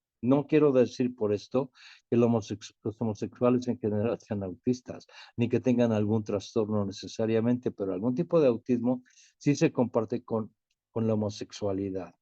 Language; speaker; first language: Spanish; native; Spanish